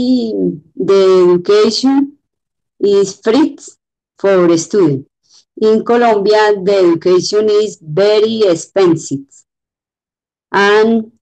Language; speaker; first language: English; non-native, learner; Spanish